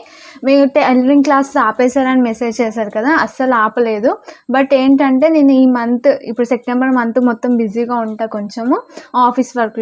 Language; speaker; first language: Telugu; native; Telugu